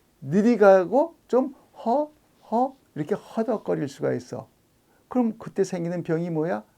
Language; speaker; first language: Korean; native; Korean